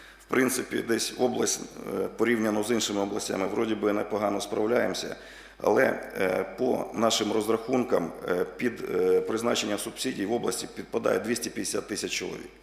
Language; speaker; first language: Ukrainian; native; Ukrainian